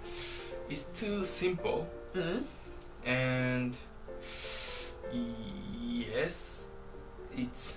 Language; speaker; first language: English; non-native, fluent; Japanese